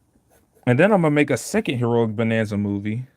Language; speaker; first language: English; native; English